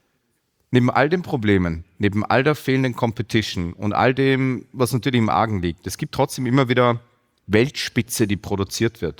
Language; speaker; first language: German; native; German